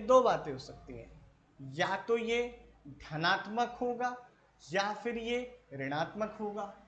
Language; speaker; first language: Hindi; native; Hindi